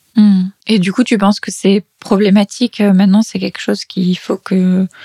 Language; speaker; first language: French; native; French